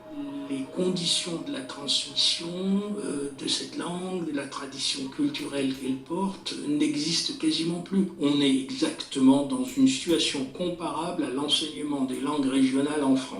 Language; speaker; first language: French; non-native, local second language; Kabyle